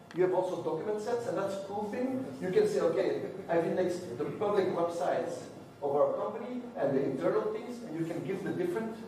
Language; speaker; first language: English; non-native, fluent; Dutch